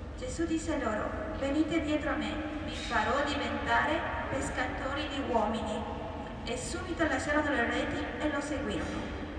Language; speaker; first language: Italian; non-native, fluent; Spanish